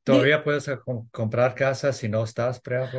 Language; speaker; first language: Spanish; early bilingual, heritage; English